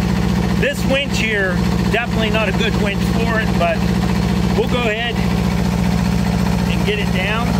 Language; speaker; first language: English; native; English